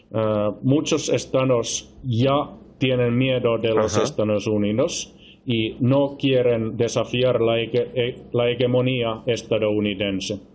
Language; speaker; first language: Spanish; non-native, fluent; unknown